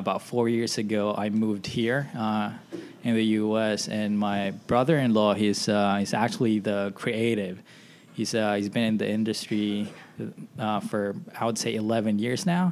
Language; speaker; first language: English; non-native, local second language; Filipino